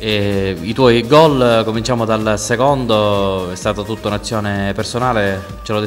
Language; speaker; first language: Italian; native; Italian